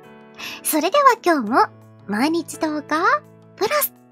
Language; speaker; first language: Japanese; native; Japanese